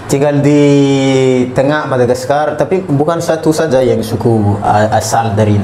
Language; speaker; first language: Indonesian; non-native, learner; Malagasy